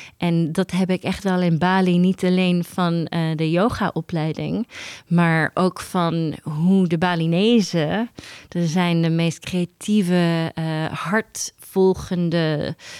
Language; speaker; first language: Dutch; early bilingual, heritage; Dutch